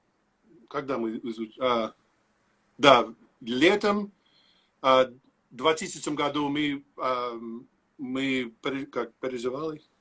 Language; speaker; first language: Russian; non-native, learner; English